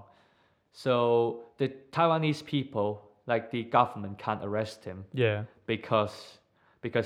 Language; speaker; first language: English; non-native, local second language; Cantonese